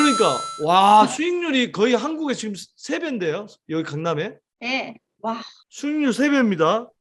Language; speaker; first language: Korean; native; Korean